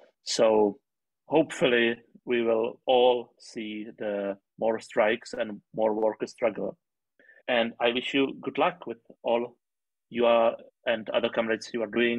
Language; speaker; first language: English; non-native, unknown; Czech